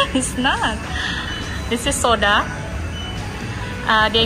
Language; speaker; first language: English; non-native, learner; Indonesian